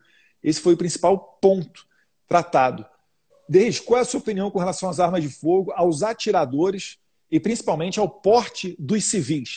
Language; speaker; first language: Portuguese; native; Portuguese